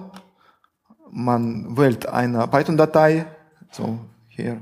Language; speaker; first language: German; non-native, fluent; Russian